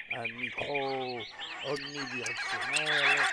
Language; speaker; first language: French; native; French